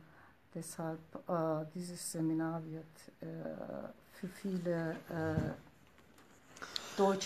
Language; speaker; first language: German; non-native, fluent; Turkish